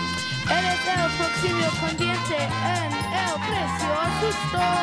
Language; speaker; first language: Spanish; non-native, learner; English